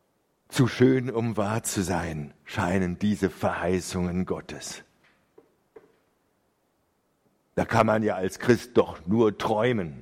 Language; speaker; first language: German; native; German